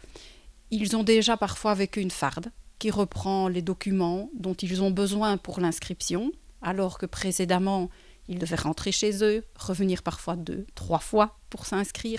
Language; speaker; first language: French; native; French